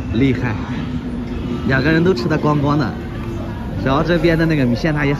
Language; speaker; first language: Chinese; native; Chinese